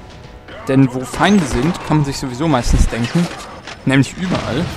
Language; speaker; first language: German; native; German